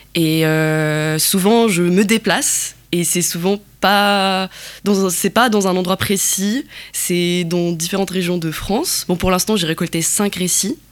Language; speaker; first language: French; non-native, local second language; Kabyle